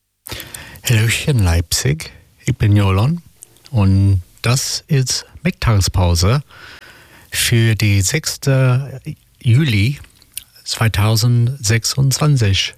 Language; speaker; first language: German; non-native, learner; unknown